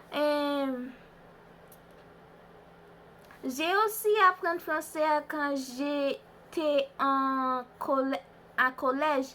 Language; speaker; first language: French; non-native, learner; Haitian Creole